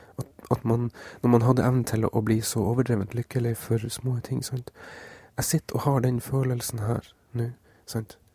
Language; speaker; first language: Norwegian; native; Norwegian